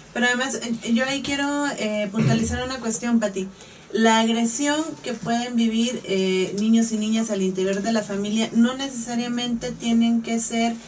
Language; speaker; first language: Spanish; native; Spanish